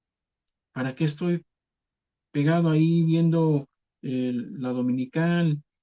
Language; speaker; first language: Spanish; native; Spanish